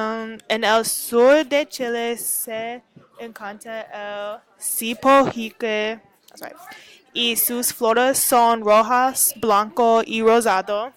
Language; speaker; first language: Spanish; non-native, learner; English